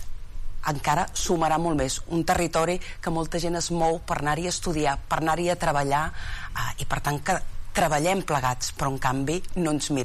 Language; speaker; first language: Catalan; native; Catalan